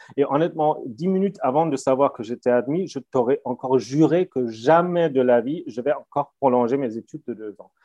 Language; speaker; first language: French; non-native, fluent; German